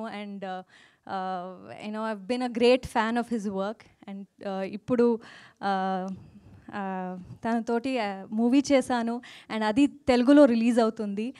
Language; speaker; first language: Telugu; non-native, fluent; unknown